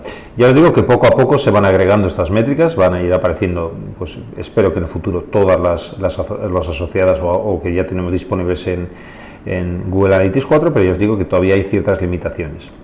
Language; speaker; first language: Spanish; native; Spanish